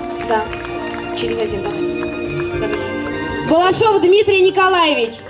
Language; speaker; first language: Russian; native; Russian